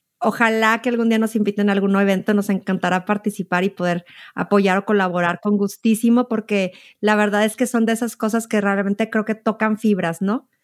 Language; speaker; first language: Spanish; native; Spanish